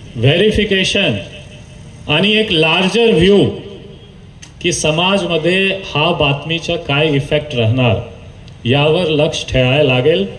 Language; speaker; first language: Marathi; non-native, fluent; Hindi